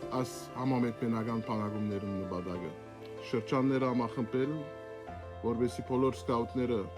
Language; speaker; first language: Armenian; early bilingual, heritage; Armenian